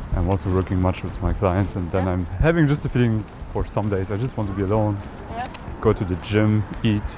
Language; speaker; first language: English; non-native, fluent; German